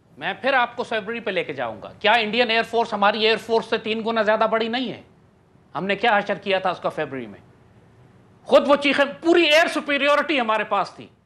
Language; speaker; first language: Urdu; native; Urdu